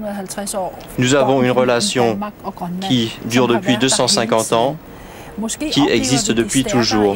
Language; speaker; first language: French; non-native, fluent; Kalaallisut